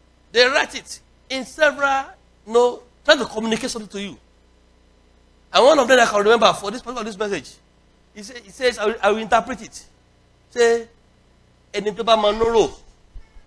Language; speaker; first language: English; non-native, local second language; Yoruba